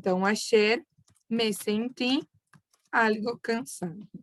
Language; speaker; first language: Spanish; non-native, fluent; Portuguese